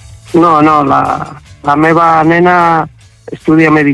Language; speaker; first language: Catalan; non-native, local second language; Spanish